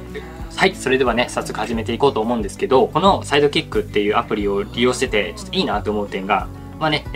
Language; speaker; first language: Japanese; native; Japanese